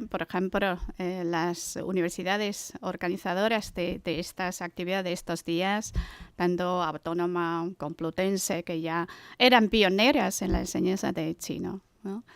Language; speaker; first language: Spanish; non-native, fluent; Chinese